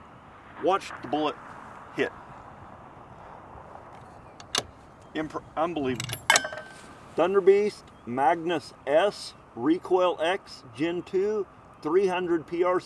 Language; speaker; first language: English; native; English